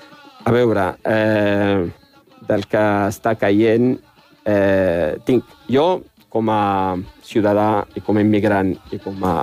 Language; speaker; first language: Catalan; non-native, fluent; Riffian